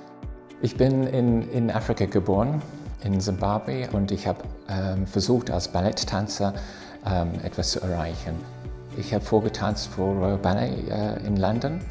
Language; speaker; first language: German; non-native, fluent; English